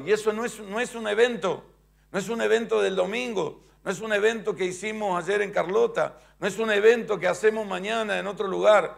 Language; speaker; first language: Spanish; native; Spanish